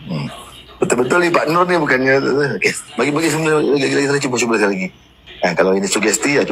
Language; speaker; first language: Malay; native; Malay